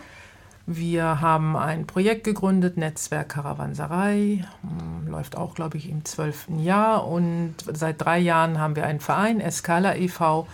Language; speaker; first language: German; native; German